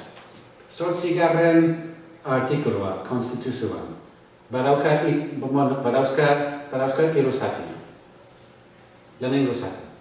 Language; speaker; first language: Basque; non-native, fluent; English